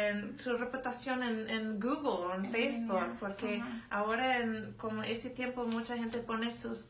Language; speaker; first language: Spanish; non-native, fluent; English